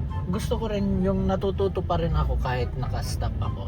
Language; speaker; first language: Filipino; native; Filipino